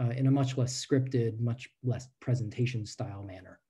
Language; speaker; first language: English; native; English